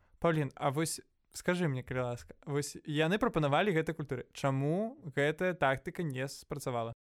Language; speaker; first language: Belarusian; non-native, local second language; Russian